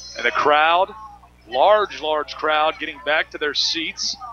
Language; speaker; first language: English; native; English